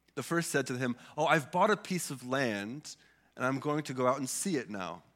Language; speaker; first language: English; early bilingual, other home language; Swedish